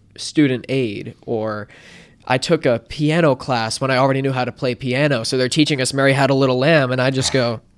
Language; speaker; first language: English; native; English